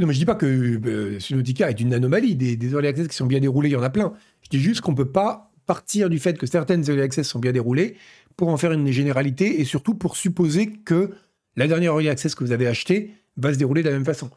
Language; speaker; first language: French; native; French